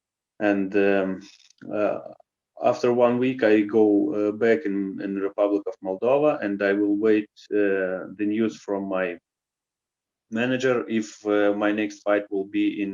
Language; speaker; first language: English; non-native, learner; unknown